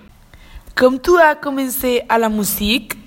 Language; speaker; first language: French; non-native, learner; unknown